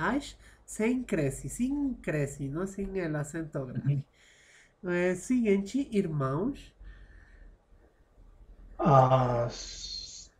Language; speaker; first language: Portuguese; non-native, fluent; Spanish